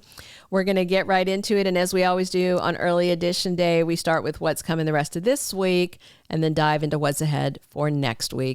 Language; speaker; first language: English; native; English